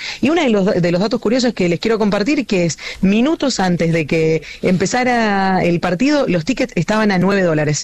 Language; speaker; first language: Spanish; native; Spanish